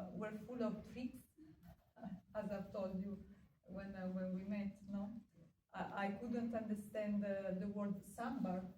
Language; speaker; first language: English; non-native, fluent; Italian